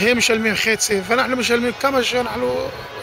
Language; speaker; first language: Hebrew; non-native, local second language; Arabic